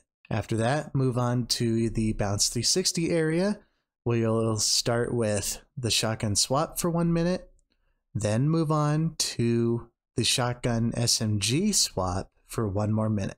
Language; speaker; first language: English; native; English